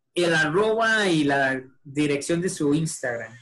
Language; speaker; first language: Spanish; native; Spanish